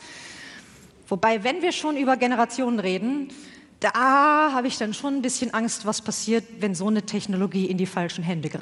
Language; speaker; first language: German; native; German